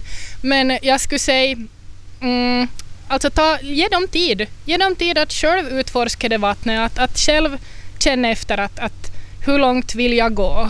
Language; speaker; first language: Swedish; native; Swedish